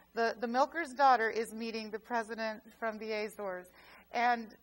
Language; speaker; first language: English; native; English